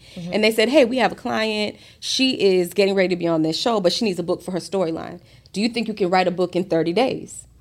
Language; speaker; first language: English; native; English